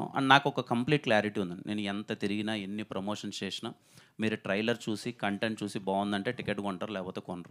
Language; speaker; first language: Telugu; native; Telugu